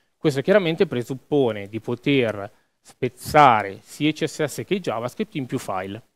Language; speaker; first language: Italian; native; Italian